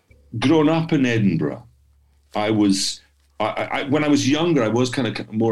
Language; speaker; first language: English; native; English